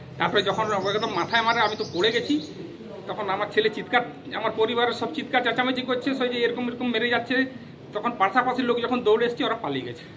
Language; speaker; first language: Bangla; non-native, local second language; Santali